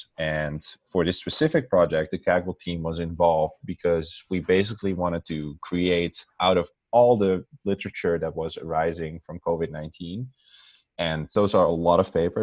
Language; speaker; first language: English; non-native, fluent; Dutch